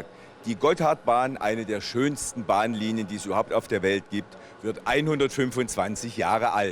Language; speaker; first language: German; native; German